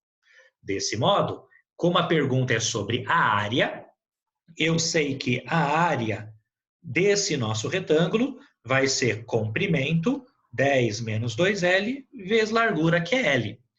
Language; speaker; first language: Portuguese; native; Portuguese